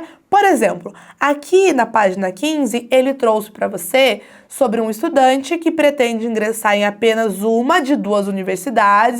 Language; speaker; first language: Portuguese; native; Portuguese